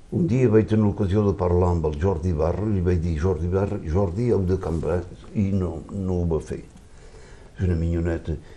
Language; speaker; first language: Catalan; early bilingual, heritage; Catalan